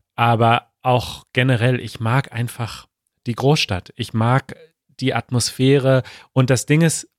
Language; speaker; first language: German; native; German